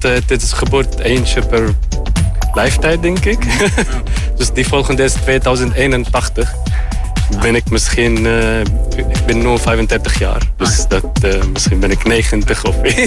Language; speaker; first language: Dutch; non-native, learner; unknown